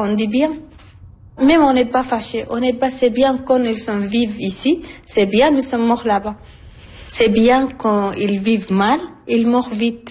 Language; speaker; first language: French; non-native, learner; Arabic